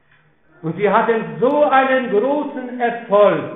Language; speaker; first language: German; non-native, fluent; Polish